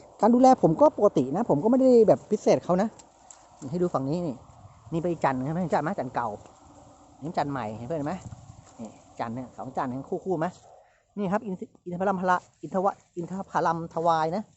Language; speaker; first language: Thai; native; Thai